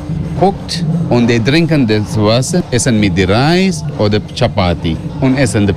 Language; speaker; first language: German; non-native, learner; Sinhala